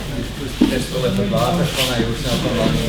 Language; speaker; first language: Dutch; native; Dutch